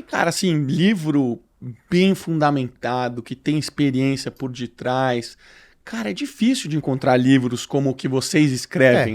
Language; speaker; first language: Portuguese; native; Portuguese